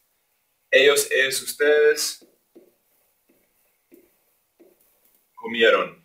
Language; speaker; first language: Spanish; non-native, fluent; English